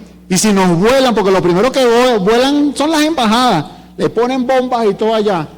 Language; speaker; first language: Spanish; native; Spanish